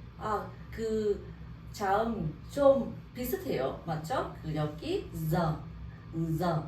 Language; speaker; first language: Korean; non-native, learner; Vietnamese